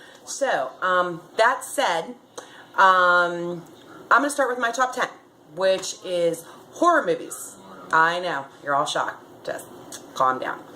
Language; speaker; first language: English; native; English